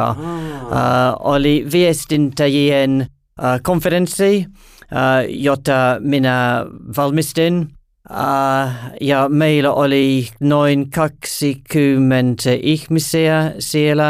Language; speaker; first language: Finnish; non-native, learner; English